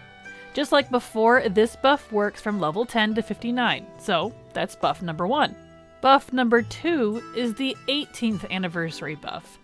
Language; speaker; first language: English; native; English